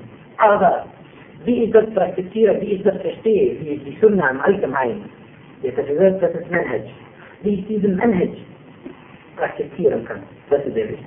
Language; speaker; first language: German; non-native, fluent; Arabic